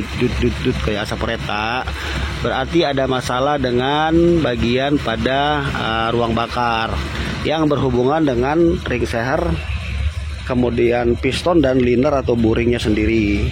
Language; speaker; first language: Indonesian; native; Indonesian